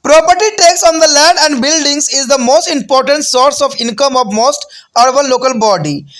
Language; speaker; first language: English; non-native, local second language; Hindi